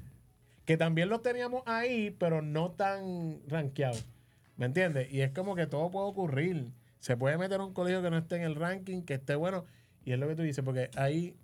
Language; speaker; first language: Spanish; native; Spanish